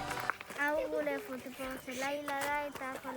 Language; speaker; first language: Basque; non-native, local second language; Spanish